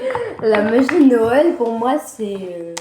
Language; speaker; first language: French; native; French